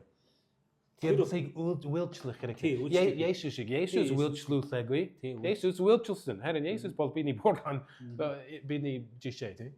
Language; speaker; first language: Mongolian; non-native, learner; English